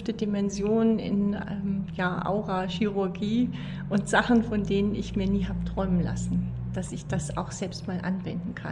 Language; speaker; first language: German; native; German